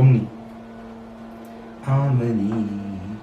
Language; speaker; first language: French; non-native, learner; Sinhala